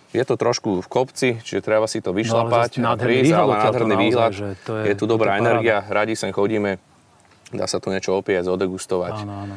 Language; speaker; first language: Slovak; native; Slovak